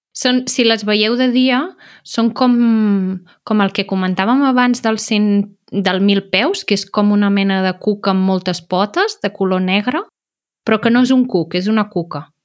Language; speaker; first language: Catalan; native; Catalan